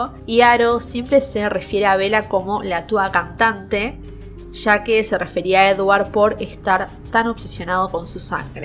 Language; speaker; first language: Spanish; native; Spanish